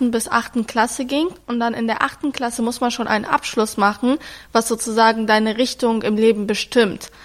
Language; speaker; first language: German; early bilingual, other home language; Arabic